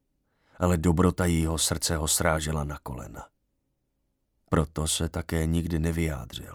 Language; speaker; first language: Czech; native; Czech